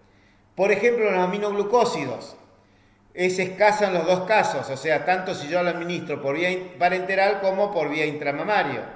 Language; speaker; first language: Spanish; native; Spanish